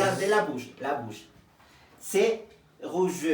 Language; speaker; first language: French; non-native, fluent; Spanish